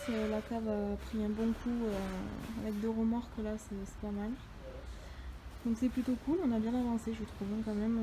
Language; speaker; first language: French; native; French